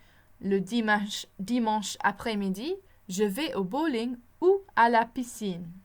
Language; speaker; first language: French; non-native, fluent; English